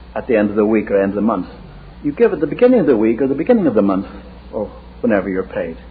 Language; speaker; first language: English; native; English